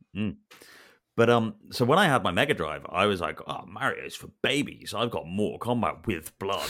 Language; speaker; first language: English; native; English